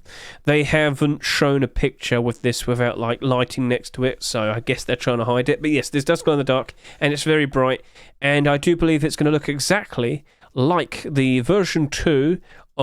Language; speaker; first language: English; native; English